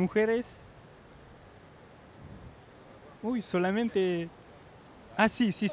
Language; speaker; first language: Spanish; non-native, fluent; French